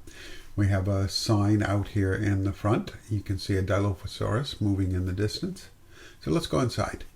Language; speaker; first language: English; native; English